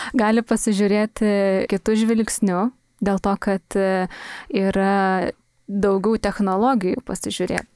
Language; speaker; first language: Lithuanian; native; Lithuanian